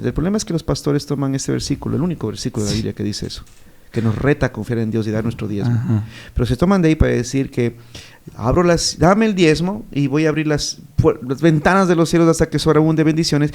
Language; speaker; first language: Spanish; native; Spanish